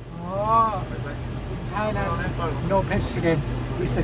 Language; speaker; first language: English; non-native, learner; Thai